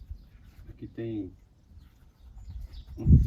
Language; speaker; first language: Portuguese; native; Portuguese